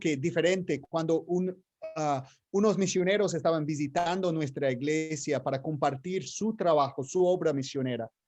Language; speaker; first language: Spanish; non-native, fluent; English